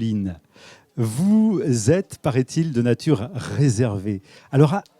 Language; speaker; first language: French; native; French